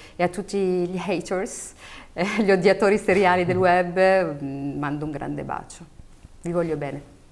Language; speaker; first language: Italian; early bilingual, other home language; Arabic